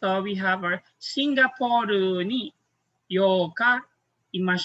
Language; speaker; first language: Japanese; non-native, fluent; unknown